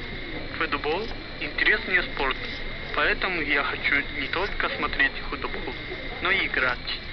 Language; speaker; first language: Russian; non-native, learner; Japanese